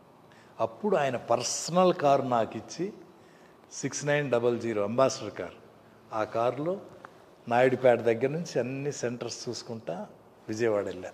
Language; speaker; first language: Telugu; native; Telugu